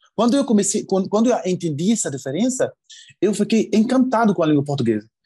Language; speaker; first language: Portuguese; non-native, fluent; Arabic